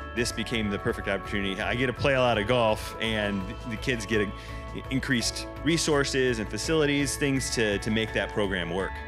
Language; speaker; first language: English; native; English